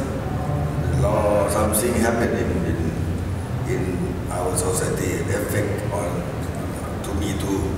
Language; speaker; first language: English; non-native, learner; Thai